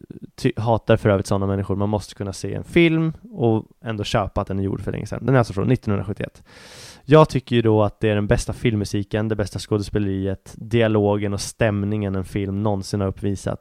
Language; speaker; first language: Swedish; native; Swedish